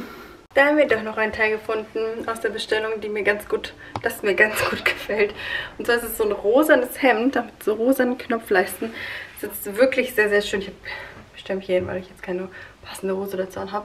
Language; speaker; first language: German; native; German